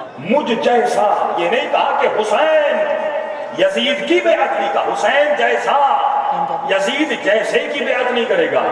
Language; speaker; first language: Urdu; non-native, local second language; Sindhi